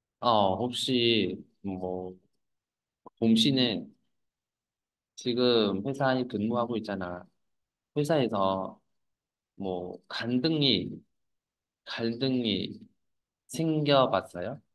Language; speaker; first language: Korean; non-native, fluent; Vietnamese